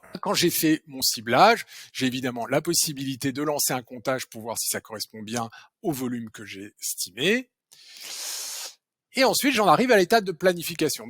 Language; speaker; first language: French; native; French